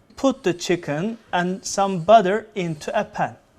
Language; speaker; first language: English; non-native, fluent; Turkish